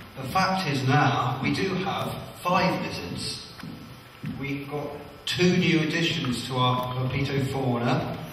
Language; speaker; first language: English; native; English